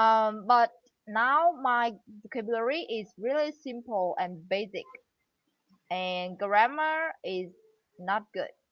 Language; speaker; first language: English; non-native, learner; Vietnamese